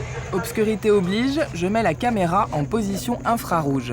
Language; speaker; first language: French; native; French